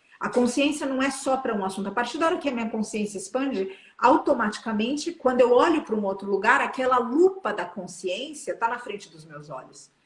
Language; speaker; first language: Portuguese; native; Portuguese